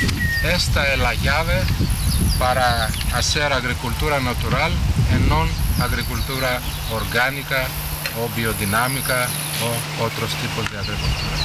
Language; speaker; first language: Spanish; non-native, fluent; Greek